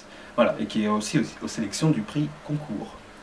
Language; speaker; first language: French; native; French